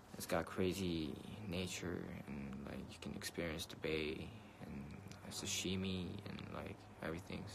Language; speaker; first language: English; early bilingual, other home language; Korean